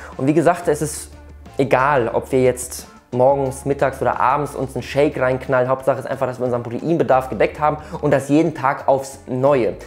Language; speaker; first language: German; early bilingual, other home language; Polish